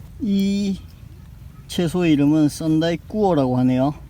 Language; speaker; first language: Korean; native; Korean